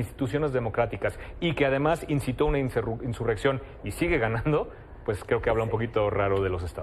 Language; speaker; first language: Spanish; native; Spanish